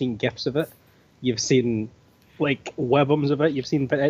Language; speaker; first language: English; native; English